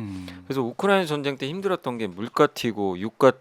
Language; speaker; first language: Korean; native; Korean